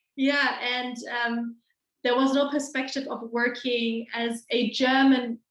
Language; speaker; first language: English; non-native, fluent; German